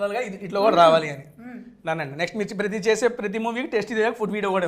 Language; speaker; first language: Telugu; native; Telugu